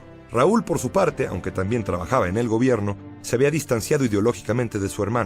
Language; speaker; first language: Spanish; native; Spanish